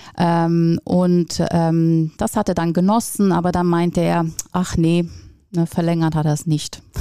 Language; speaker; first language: German; non-native, fluent; Italian